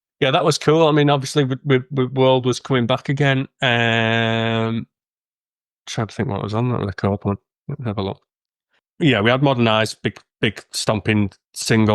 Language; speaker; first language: English; native; English